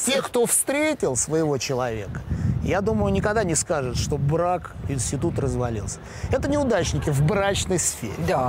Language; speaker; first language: Russian; native; Russian